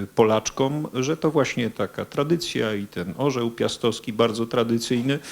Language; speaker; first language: Polish; native; Polish